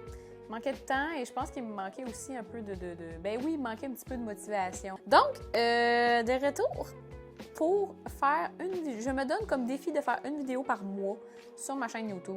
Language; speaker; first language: French; native; French